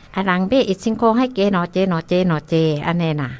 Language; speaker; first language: Min Nan Chinese; non-native, learner; Northeastern Thai